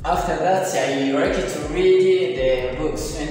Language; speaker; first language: English; non-native, learner; Rundi